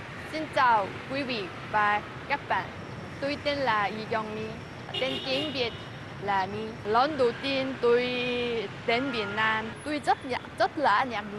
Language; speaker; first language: Vietnamese; non-native, learner; Korean